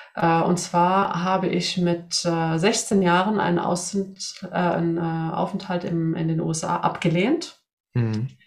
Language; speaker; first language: German; non-native, fluent; Swedish